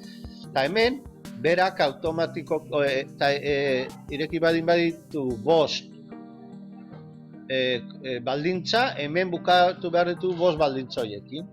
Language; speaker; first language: Basque; native; Basque